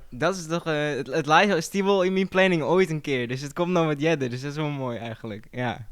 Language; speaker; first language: Dutch; non-native, local second language; Western Frisian